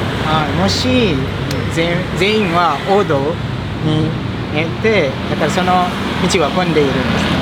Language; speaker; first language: Japanese; non-native, fluent; Indonesian